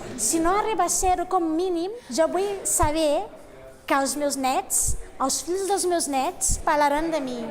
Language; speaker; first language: Catalan; non-native, fluent; Portuguese